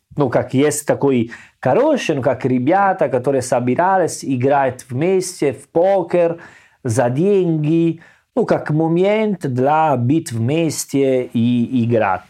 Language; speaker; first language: Russian; non-native, learner; Italian